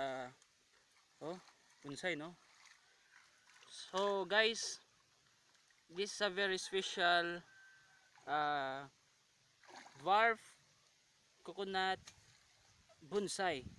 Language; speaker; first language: English; non-native, local second language; Hiligaynon